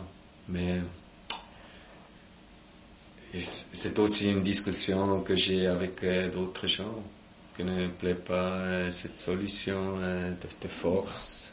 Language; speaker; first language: French; non-native, local second language; German